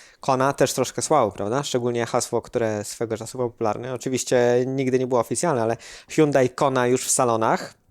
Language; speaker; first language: Polish; native; Polish